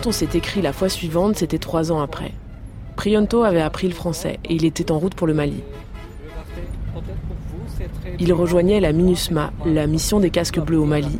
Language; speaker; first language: French; native; French